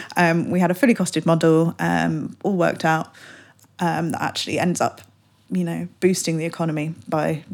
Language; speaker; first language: English; native; English